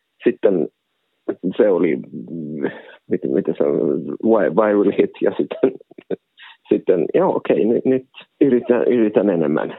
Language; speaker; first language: Finnish; non-native, local second language; Swedish